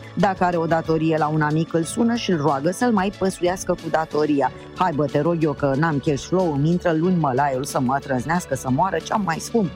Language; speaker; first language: Romanian; native; Romanian